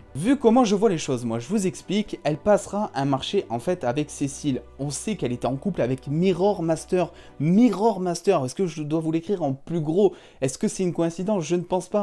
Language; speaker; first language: French; native; French